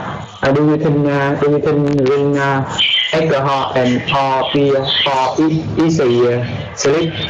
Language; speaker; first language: English; non-native, learner; Vietnamese